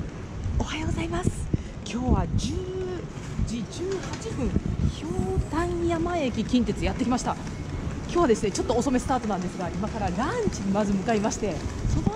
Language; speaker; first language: Japanese; native; Japanese